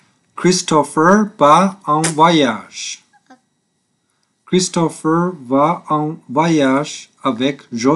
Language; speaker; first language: French; non-native, learner; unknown